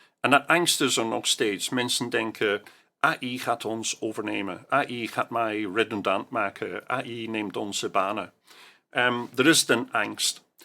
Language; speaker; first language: Dutch; non-native, fluent; English